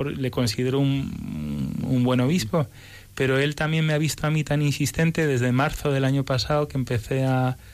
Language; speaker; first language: Spanish; early bilingual, other home language; English